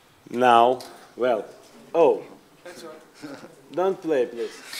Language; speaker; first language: English; non-native, learner; Ukrainian